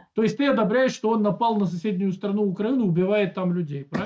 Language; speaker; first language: Russian; native; Russian